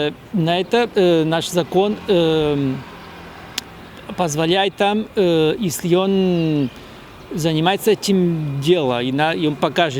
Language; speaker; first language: Russian; non-native, fluent; Spanish